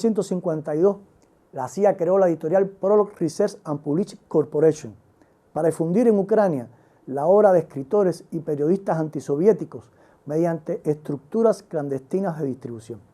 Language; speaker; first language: Spanish; native; Spanish